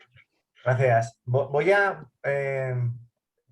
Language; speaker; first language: Spanish; native; Spanish